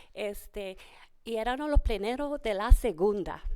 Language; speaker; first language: Spanish; early bilingual, heritage; Spanish